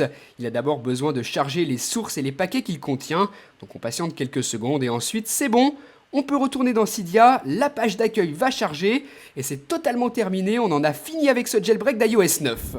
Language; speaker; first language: French; native; French